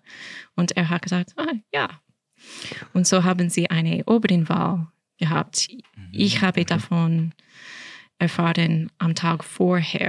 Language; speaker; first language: German; non-native, fluent; English